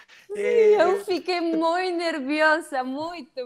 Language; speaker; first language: Portuguese; non-native, learner; Spanish